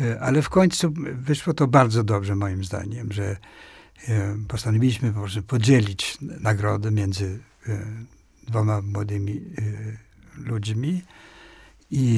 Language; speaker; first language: Polish; non-native, fluent; Swedish